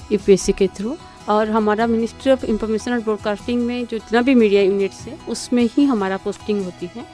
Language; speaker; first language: Hindi; non-native, local second language; Odia